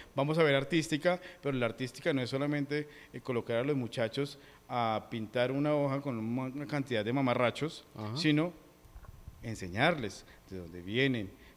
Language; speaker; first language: Spanish; native; Spanish